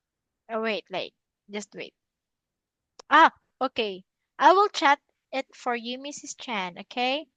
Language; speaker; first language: English; non-native, local second language; Filipino